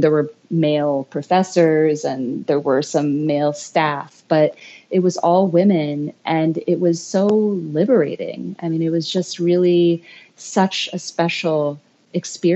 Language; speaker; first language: English; native; English